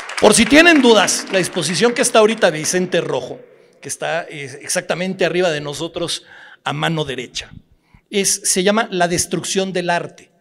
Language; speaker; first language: Spanish; native; Spanish